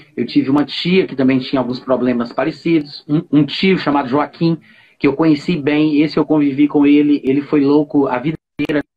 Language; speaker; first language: Portuguese; native; Portuguese